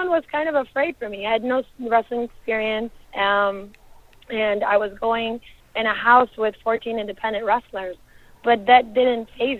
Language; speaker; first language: English; native; English